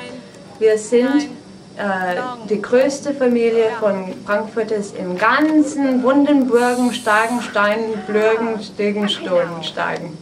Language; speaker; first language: German; non-native, learner; English